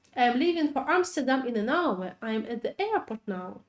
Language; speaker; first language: English; non-native, fluent; Ukrainian